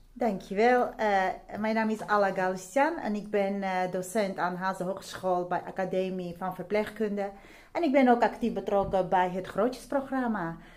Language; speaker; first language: Dutch; non-native, fluent; Armenian